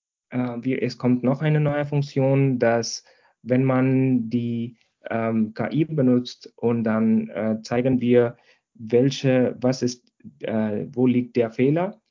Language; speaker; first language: German; non-native, fluent; Hindi